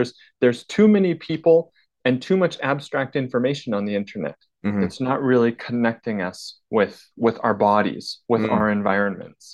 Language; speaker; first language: English; native; English